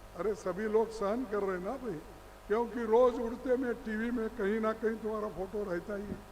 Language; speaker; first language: Hindi; non-native, local second language; Kannada